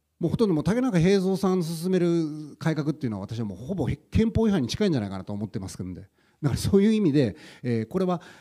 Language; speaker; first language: Japanese; native; Japanese